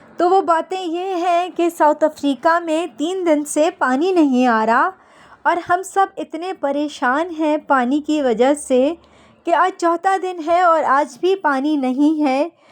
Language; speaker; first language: Urdu; native; Urdu